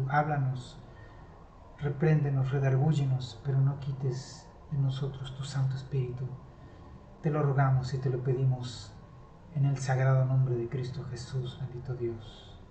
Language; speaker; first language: Spanish; native; Spanish